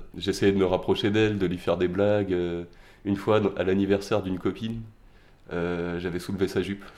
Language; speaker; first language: French; native; French